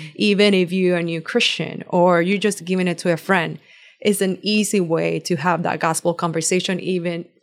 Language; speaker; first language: English; non-native, fluent; Spanish